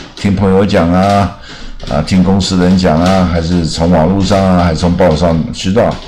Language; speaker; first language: Chinese; native; Chinese